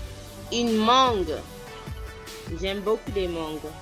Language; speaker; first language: French; non-native, fluent; English